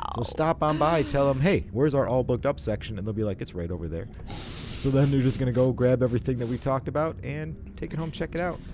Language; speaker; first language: English; native; English